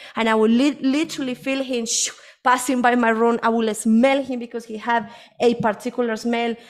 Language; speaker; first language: English; early bilingual, other home language; Spanish